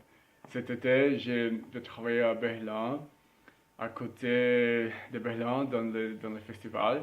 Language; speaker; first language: French; non-native, learner; Spanish